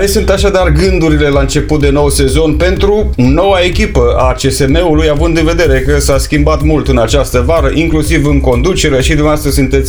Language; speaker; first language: Romanian; native; Romanian